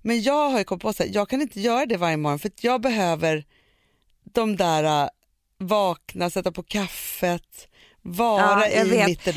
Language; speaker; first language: Swedish; native; Swedish